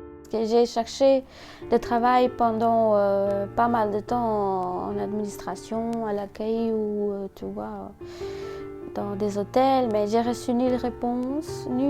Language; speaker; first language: French; non-native, fluent; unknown